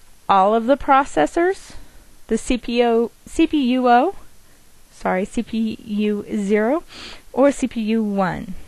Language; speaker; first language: English; native; English